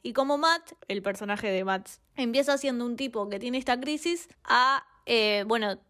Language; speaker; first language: Spanish; native; Spanish